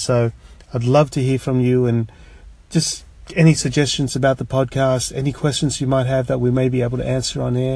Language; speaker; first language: English; native; English